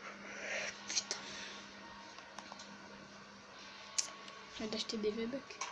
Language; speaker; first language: French; native; French